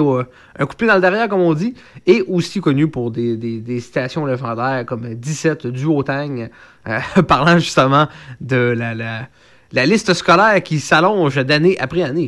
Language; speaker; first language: French; native; French